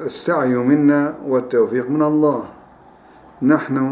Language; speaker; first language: Arabic; non-native, fluent; Turkish